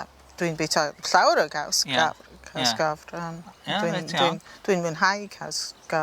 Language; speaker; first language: Welsh; non-native, local second language; English